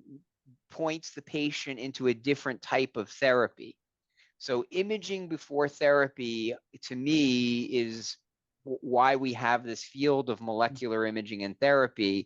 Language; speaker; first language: English; native; English